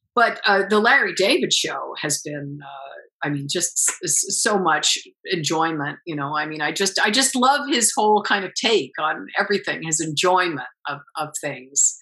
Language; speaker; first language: English; native; English